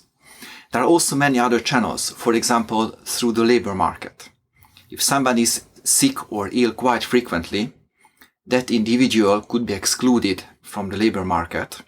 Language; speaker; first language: English; non-native, fluent; Hungarian